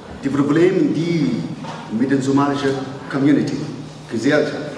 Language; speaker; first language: German; non-native, learner; Somali